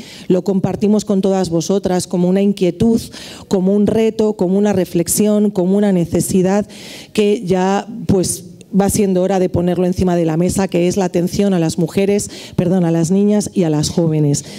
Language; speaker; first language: Spanish; native; Spanish